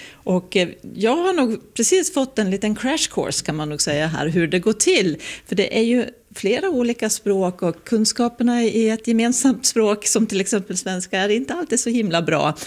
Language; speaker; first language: Swedish; native; Swedish